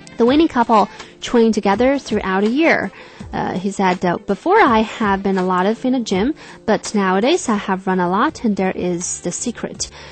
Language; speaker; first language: English; non-native, fluent; Chinese